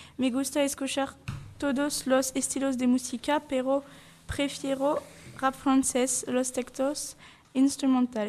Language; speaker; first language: Spanish; non-native, learner; French